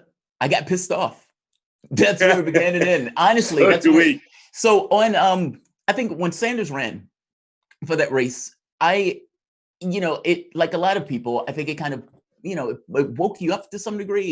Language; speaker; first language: English; native; English